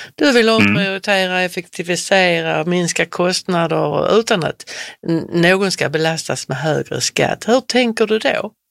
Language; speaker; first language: Swedish; native; Swedish